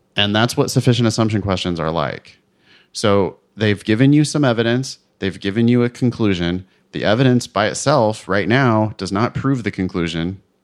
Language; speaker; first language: English; native; English